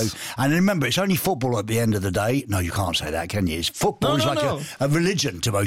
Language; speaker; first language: English; native; English